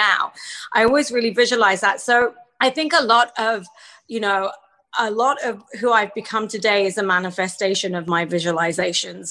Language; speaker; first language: English; native; English